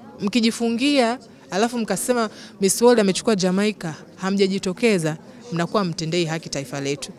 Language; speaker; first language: Swahili; native; Swahili